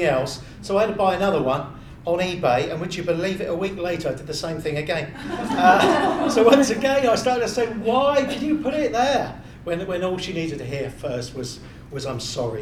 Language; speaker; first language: English; native; English